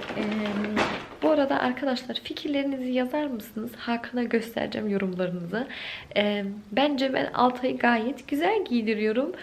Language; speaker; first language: Turkish; early bilingual, heritage; Turkish